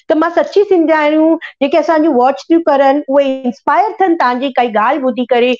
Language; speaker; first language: Sindhi; early bilingual, heritage; Sindhi